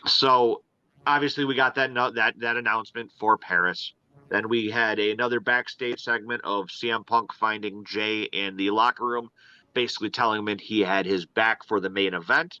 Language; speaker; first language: English; native; English